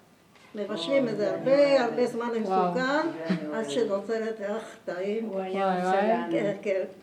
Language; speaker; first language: Hebrew; non-native, fluent; Spanish